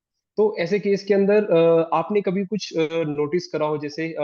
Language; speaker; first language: Hindi; native; Hindi